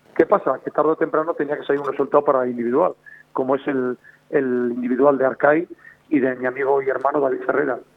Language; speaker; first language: Spanish; native; Spanish